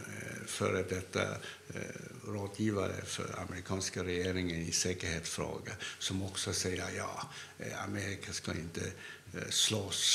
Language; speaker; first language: Swedish; non-native, fluent; Cantonese